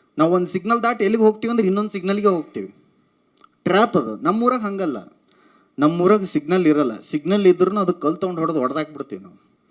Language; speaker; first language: Kannada; native; Kannada